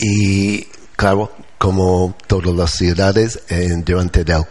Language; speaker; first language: Spanish; non-native, learner; English